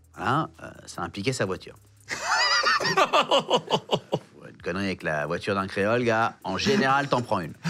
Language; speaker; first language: French; native; French